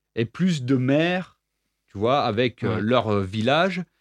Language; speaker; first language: French; native; French